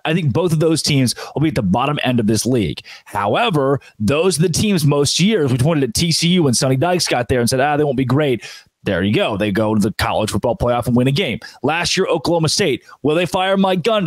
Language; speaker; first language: English; native; English